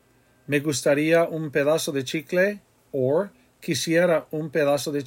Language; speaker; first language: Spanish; non-native, fluent; English